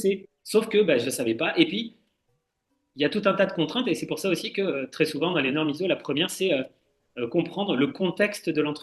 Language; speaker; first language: French; native; French